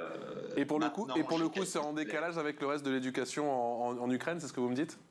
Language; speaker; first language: French; native; French